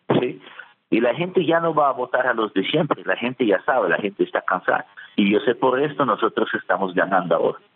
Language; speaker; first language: Spanish; non-native, fluent; Russian